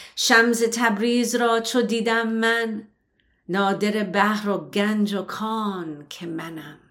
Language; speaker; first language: Persian; early bilingual, heritage; Persian